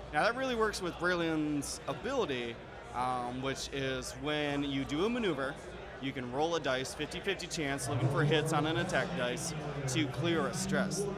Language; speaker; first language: English; native; English